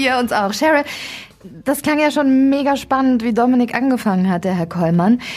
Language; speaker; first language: German; native; German